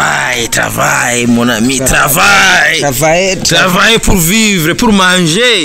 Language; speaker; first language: French; non-native, learner; Rundi